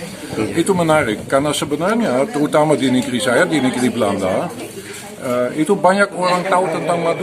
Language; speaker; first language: Indonesian; non-native, fluent; Dutch